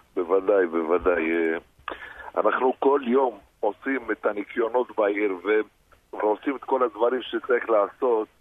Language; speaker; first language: Hebrew; early bilingual, other home language; Arabic